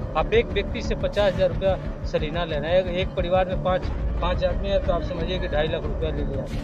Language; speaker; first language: Hindi; native; Hindi